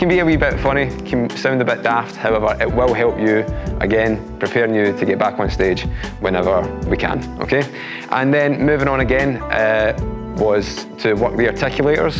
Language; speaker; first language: English; native; English